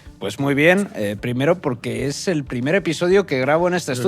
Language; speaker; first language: Spanish; native; Spanish